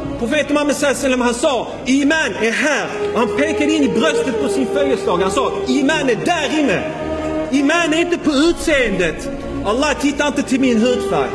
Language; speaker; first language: Swedish; non-native, fluent; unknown